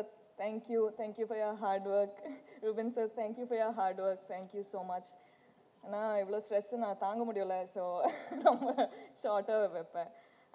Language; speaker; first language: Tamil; non-native, learner; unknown